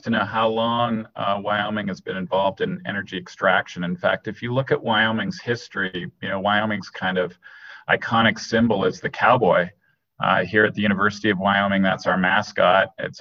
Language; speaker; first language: English; native; English